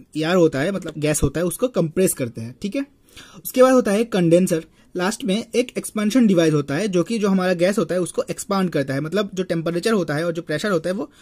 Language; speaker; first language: Hindi; native; Hindi